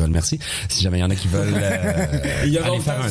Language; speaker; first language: French; native; French